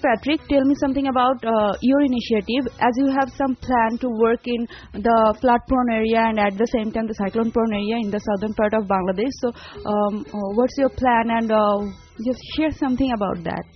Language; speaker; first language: English; non-native, local second language; Bangla